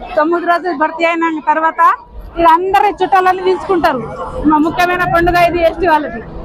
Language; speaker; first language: Telugu; non-native, local second language; Lambadi